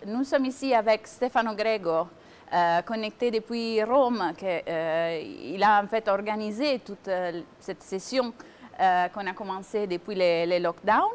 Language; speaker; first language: French; non-native, fluent; Italian